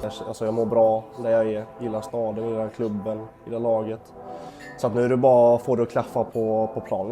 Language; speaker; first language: Swedish; native; Swedish